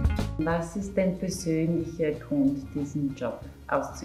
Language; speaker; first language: German; native; German